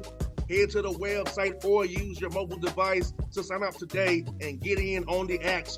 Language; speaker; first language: English; native; English